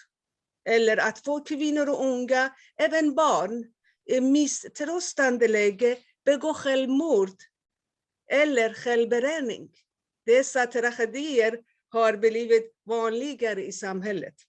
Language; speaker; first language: Swedish; non-native, fluent; Persian